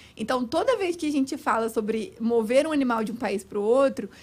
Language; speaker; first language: Portuguese; native; Portuguese